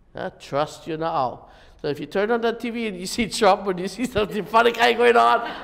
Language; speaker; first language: English; native; English